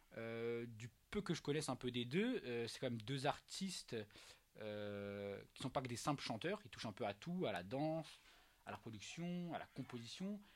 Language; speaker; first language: French; native; French